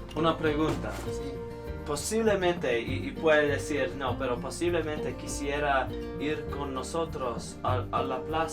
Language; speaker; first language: Spanish; non-native, learner; English